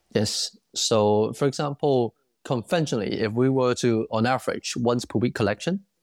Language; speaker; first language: English; non-native, local second language; Cantonese